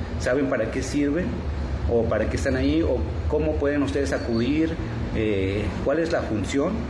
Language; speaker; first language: Spanish; non-native, local second language; Nahuatl languages